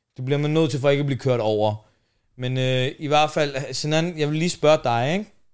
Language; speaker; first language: Danish; early bilingual, other home language; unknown